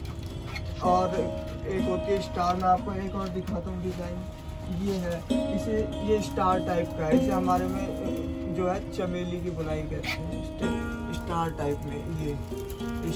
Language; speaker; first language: Hindi; native; Hindi